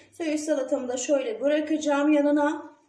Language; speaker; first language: Turkish; native; Turkish